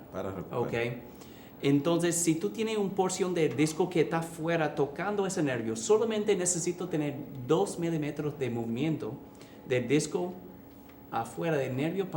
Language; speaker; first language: Spanish; early bilingual, heritage; English